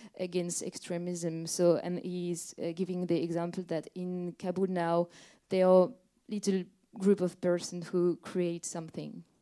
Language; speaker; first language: English; non-native, fluent; French